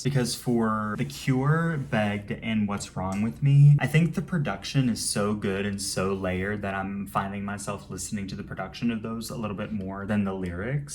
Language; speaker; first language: English; native; English